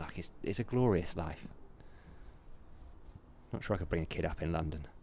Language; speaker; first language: English; native; English